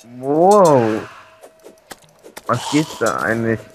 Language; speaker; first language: German; native; German